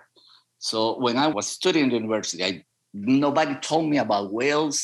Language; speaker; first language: English; non-native, learner; Spanish